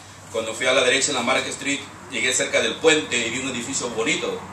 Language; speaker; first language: Spanish; native; Spanish